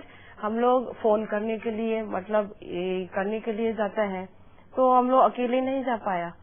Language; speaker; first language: Hindi; non-native, local second language; Manipuri